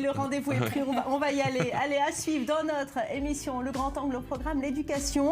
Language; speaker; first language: French; native; French